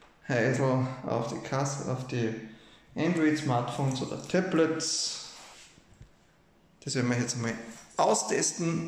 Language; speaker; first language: German; native; German